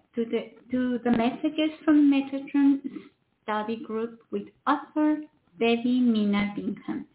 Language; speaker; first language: English; non-native, fluent; Spanish